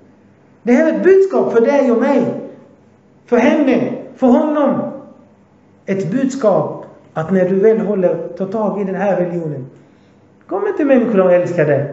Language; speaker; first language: Swedish; early bilingual, other home language; Arabic